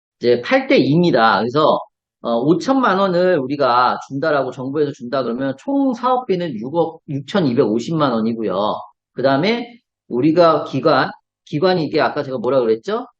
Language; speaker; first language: Korean; native; Korean